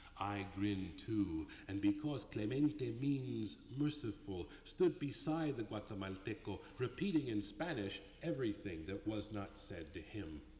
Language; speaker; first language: English; native; English